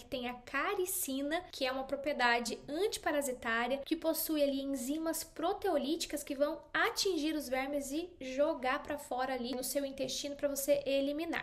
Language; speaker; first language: Portuguese; native; Portuguese